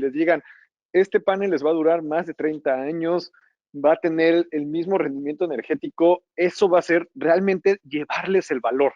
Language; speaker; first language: Spanish; native; Spanish